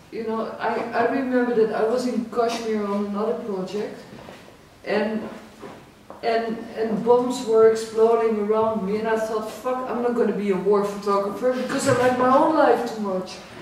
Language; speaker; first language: English; non-native, fluent; Dutch